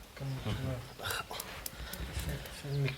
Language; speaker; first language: French; non-native, local second language; Arabic